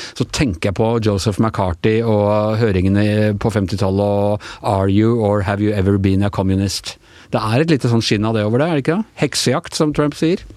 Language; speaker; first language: Norwegian; native; Norwegian